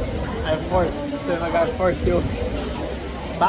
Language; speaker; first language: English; non-native, fluent; Vietnamese